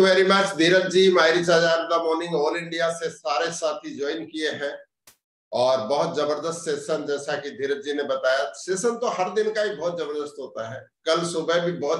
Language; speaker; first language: Hindi; native; Hindi